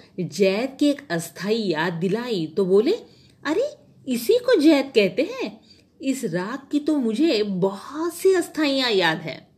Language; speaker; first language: Hindi; non-native, local second language; Marathi